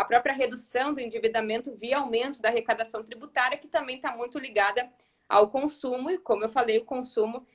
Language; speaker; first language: Portuguese; native; Portuguese